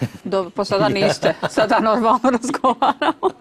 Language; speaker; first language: Serbian; native; Serbian